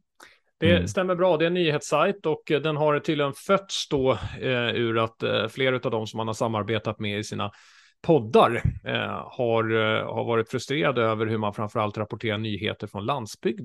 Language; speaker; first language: Swedish; native; Swedish